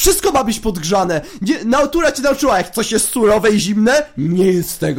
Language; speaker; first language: Polish; native; Polish